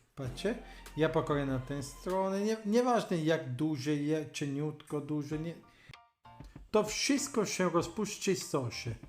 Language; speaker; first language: Polish; non-native, learner; Italian